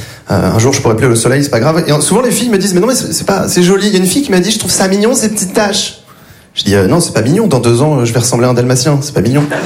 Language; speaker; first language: French; native; French